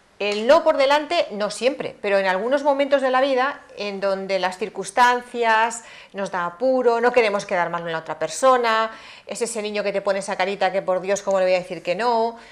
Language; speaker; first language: Spanish; native; Spanish